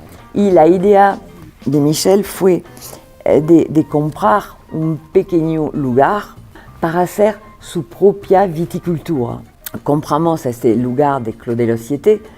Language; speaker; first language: Spanish; non-native, fluent; French